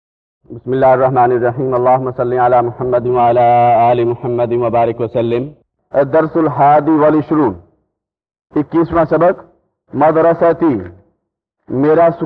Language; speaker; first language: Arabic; non-native, fluent; Urdu